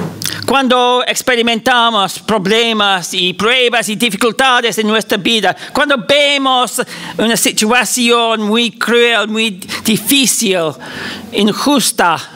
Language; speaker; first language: Spanish; non-native, fluent; English